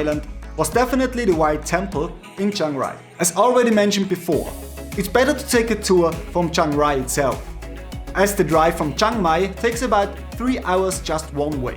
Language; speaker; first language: English; non-native, fluent; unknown